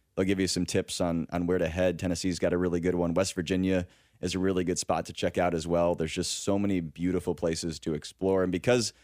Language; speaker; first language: English; native; English